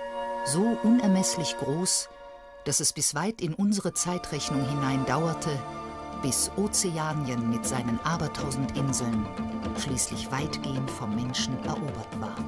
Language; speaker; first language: German; native; German